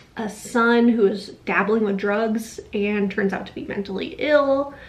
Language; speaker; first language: English; native; English